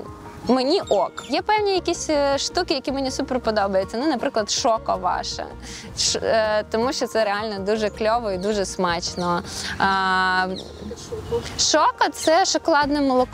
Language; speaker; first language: Ukrainian; native; Ukrainian